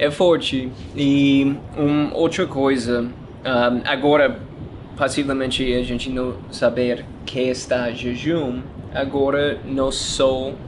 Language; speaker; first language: Portuguese; non-native, learner; English